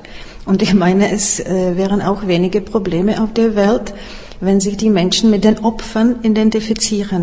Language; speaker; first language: German; non-native, fluent; Czech